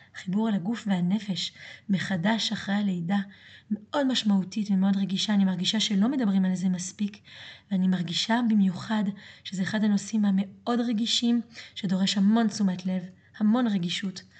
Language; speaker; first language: Hebrew; early bilingual, other home language; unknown